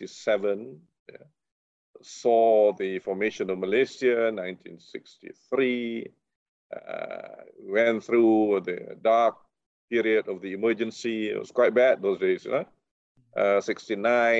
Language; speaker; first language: English; non-native, local second language; Malay